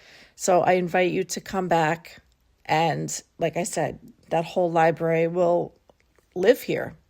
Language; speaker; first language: English; native; English